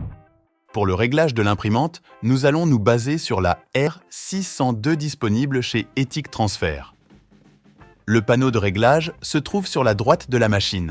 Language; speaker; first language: French; native; French